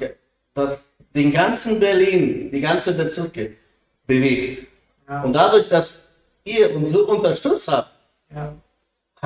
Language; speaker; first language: German; non-native, fluent; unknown